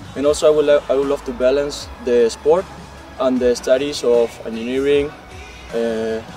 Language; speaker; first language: English; non-native, learner; Spanish